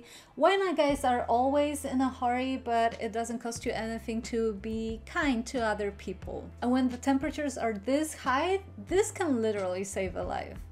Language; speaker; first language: English; non-native, fluent; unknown